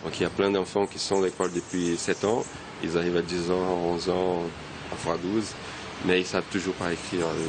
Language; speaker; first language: French; non-native, fluent; Portuguese